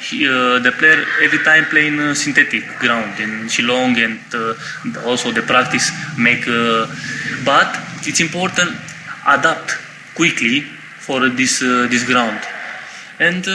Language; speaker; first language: English; non-native, learner; Romanian